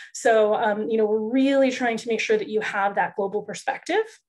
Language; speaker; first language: English; native; English